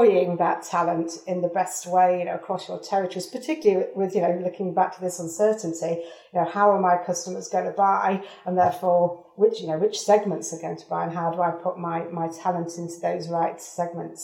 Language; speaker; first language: English; native; English